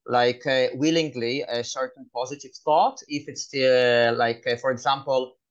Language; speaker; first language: English; non-native, fluent; Hebrew